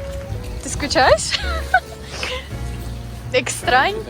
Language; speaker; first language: Spanish; non-native, learner; Russian